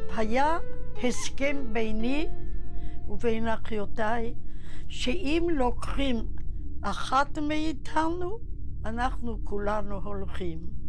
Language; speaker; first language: Hebrew; non-native, fluent; Polish